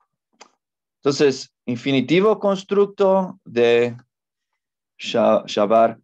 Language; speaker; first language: Spanish; non-native, fluent; English